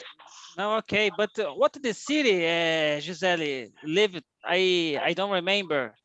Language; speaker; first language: English; non-native, learner; Portuguese